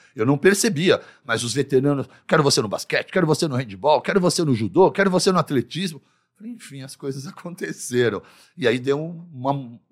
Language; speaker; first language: Portuguese; early bilingual, other home language; Arabic